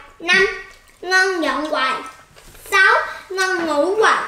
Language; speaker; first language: Vietnamese; early bilingual, heritage; Korean